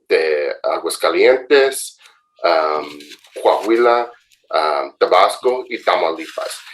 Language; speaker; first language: Spanish; non-native, fluent; English